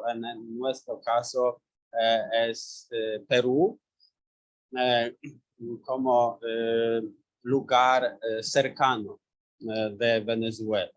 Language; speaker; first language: Spanish; non-native, learner; Polish